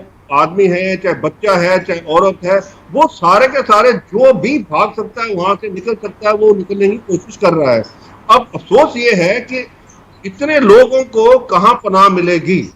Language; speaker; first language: Hindi; native; Hindi